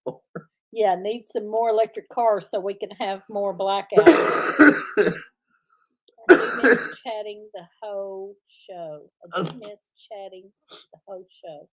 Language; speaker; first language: English; native; English